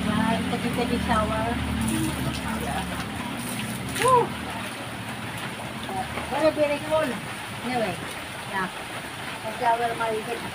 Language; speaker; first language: English; non-native, learner; Filipino